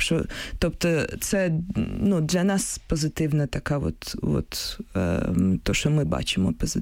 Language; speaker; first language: Ukrainian; non-native, local second language; Russian